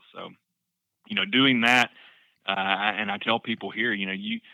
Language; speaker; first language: English; native; English